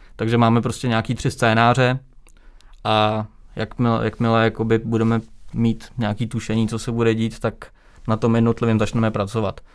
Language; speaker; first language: Czech; native; Czech